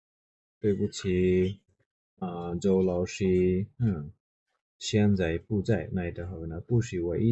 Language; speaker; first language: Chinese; non-native, fluent; Bangla